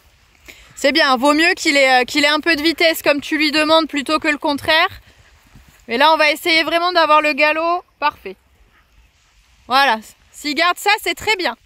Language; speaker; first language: French; native; French